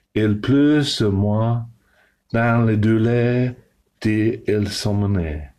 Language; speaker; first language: French; non-native, learner; English